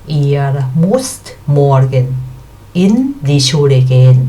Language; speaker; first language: German; non-native, fluent; Thai